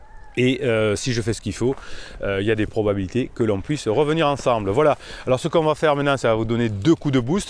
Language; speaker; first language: French; native; French